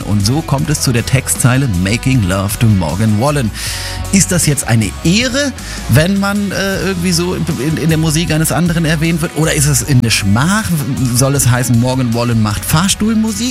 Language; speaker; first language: German; native; German